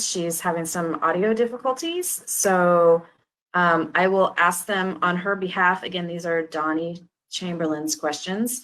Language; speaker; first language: English; native; English